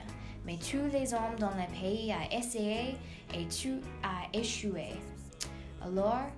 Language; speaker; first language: French; non-native, learner; English